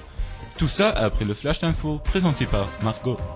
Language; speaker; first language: French; native; French